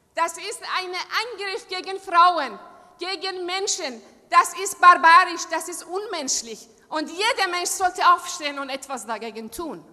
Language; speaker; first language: German; non-native, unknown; Persian